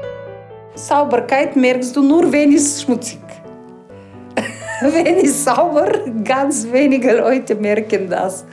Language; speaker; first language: German; non-native, learner; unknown